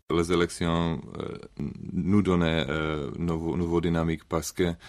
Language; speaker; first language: French; non-native, learner; Czech